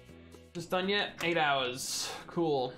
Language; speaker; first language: English; native; English